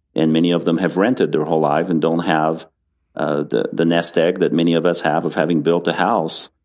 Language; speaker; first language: English; non-native, fluent; French